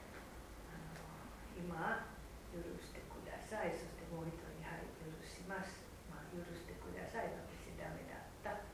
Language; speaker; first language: Japanese; non-native, fluent; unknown